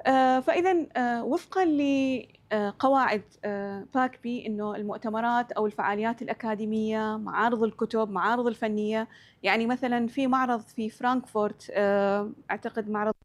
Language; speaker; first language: Arabic; native; Arabic